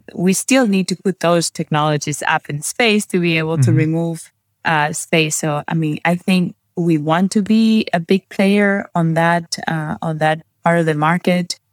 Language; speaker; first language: English; non-native, fluent; Spanish